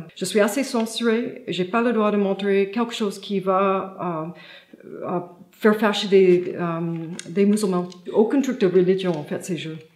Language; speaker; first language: French; non-native, fluent; English